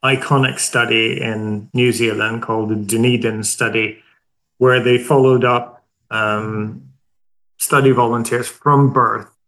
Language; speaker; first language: English; non-native, fluent; Swedish